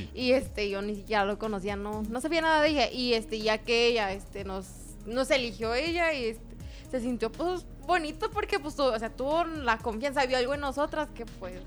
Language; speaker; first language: Spanish; native; Spanish